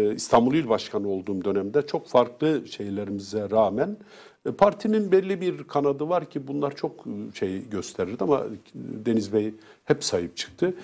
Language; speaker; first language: Turkish; native; Turkish